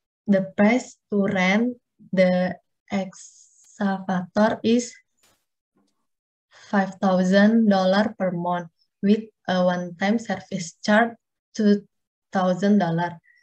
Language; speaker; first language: English; non-native, learner; Indonesian